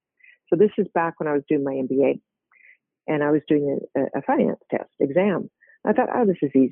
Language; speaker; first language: English; native; English